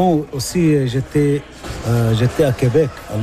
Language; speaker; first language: French; non-native, local second language; Arabic